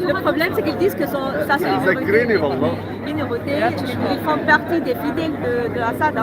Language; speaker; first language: French; native; French